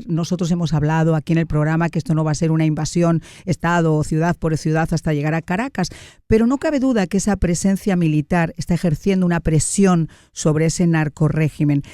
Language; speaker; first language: Spanish; native; Spanish